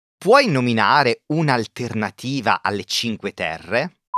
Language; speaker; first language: Italian; native; Italian